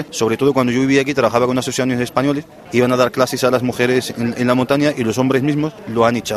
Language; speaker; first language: Spanish; non-native, fluent; Arabic